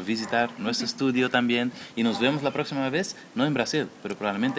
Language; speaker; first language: Spanish; non-native, fluent; Dutch